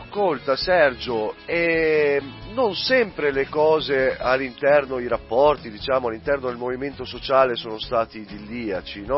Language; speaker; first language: Italian; native; Italian